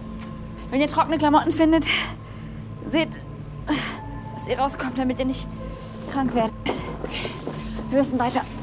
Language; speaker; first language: German; native; German